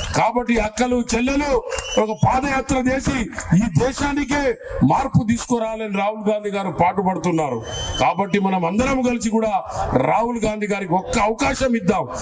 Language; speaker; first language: Telugu; non-native, local second language; Lambadi